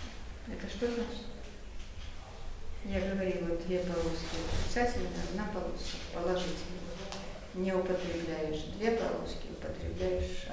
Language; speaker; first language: Russian; non-native, local second language; Kyrgyz